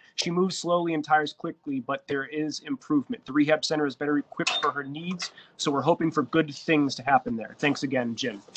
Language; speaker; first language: English; native; English